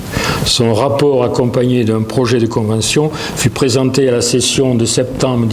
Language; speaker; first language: French; native; French